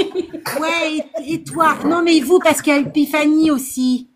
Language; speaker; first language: French; native; French